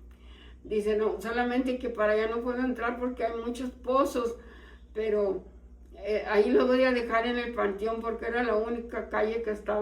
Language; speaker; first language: Spanish; native; Spanish